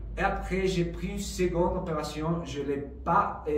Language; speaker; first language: French; non-native, fluent; Spanish